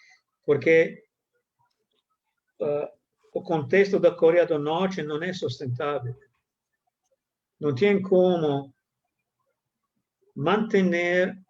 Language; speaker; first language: Portuguese; non-native, fluent; Italian